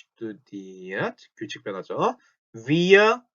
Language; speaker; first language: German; non-native, fluent; Korean